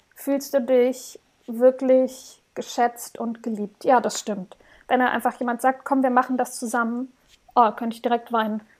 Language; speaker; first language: German; early bilingual, heritage; German